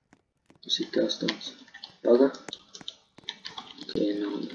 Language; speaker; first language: Latvian; native; Latvian